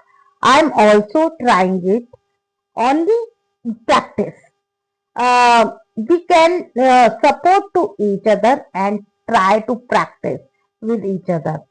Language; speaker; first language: English; non-native, learner; Hindi